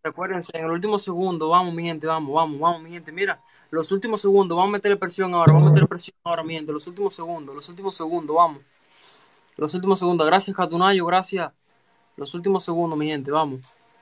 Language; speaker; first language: Spanish; native; Spanish